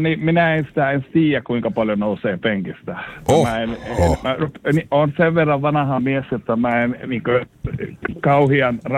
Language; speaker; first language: Finnish; early bilingual, heritage; Finnish